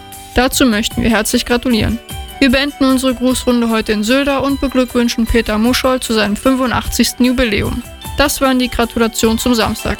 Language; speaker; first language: German; native; German